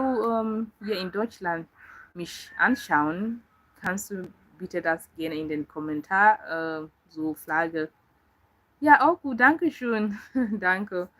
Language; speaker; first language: German; non-native, learner; Yoruba